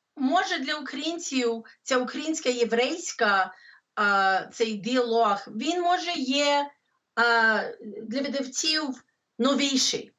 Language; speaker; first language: Ukrainian; early bilingual, heritage; English